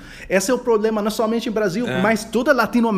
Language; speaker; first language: Portuguese; non-native, fluent; Spanish